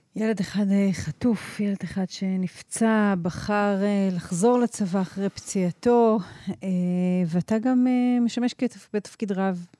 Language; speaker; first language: Hebrew; native; Hebrew